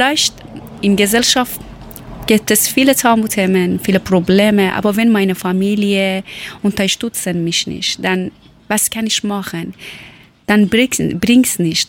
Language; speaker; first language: German; non-native, learner; Persian